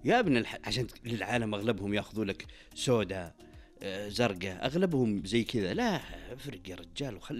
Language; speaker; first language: Arabic; native; Arabic